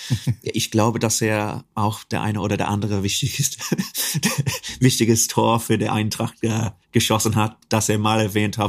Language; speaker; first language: German; non-native, fluent; English